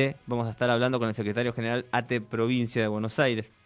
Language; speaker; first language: Spanish; native; Spanish